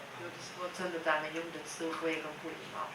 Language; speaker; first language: Chinese; non-native, fluent; Dutch